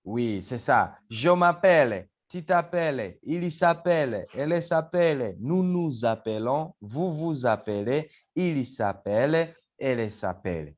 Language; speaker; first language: French; non-native, fluent; Swahili